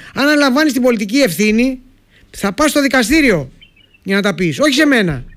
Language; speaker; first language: Greek; native; Greek